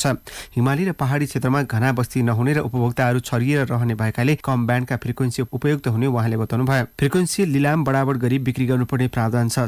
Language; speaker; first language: Nepali; native; Nepali